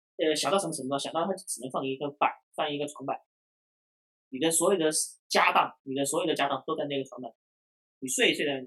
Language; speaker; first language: Chinese; non-native, local second language; Cantonese